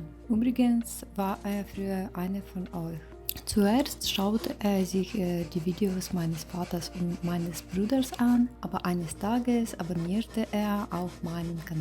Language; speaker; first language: German; non-native, learner; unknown